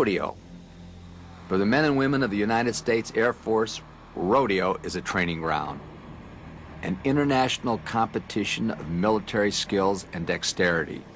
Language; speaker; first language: English; native; English